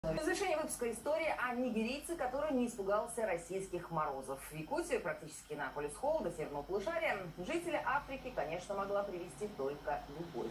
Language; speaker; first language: Russian; native; Russian